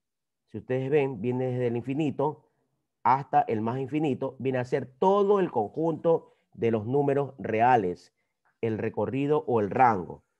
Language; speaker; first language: Spanish; native; Spanish